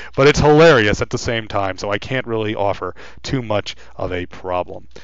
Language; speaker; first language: English; native; English